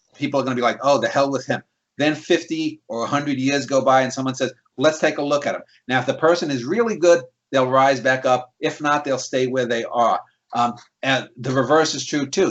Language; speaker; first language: English; native; English